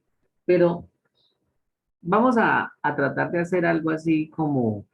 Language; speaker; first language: Spanish; native; Spanish